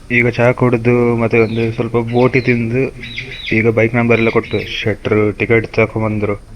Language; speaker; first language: Kannada; non-native, local second language; Tulu